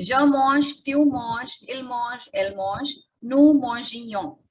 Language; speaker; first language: French; non-native, fluent; Hindi